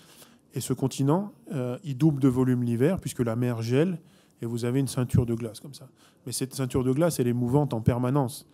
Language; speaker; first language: French; native; French